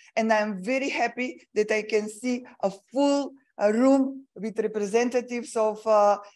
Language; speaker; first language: English; non-native, fluent; Macedonian